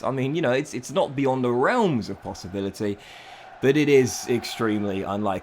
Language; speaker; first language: English; native; English